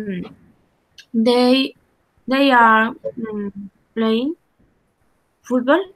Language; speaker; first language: English; non-native, learner; Spanish